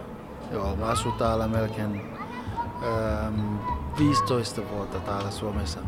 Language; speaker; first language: Finnish; non-native, learner; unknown